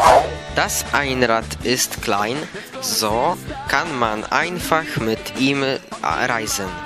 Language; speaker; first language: German; non-native, learner; Polish